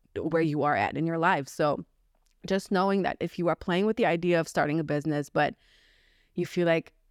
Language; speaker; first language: English; non-native, fluent; German